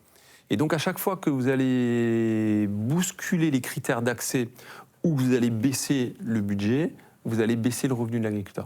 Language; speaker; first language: French; native; French